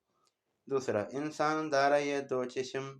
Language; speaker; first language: Persian; non-native, fluent; Urdu